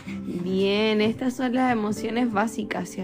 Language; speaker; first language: Spanish; native; Spanish